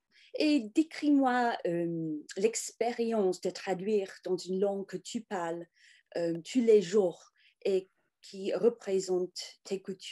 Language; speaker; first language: French; non-native, fluent; English